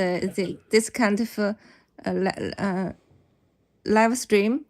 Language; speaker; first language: English; non-native, learner; Chinese